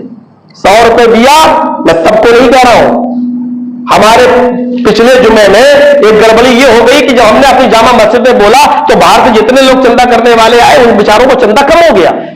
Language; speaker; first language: Urdu; native; Urdu